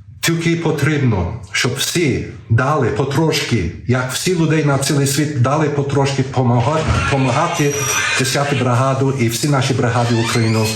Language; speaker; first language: Ukrainian; early bilingual, heritage; Ukrainian